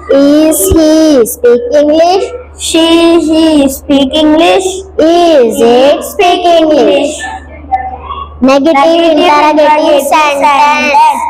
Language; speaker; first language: English; non-native, learner; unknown